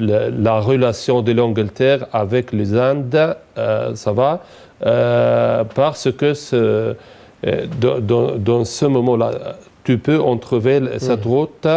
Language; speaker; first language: French; non-native, fluent; Arabic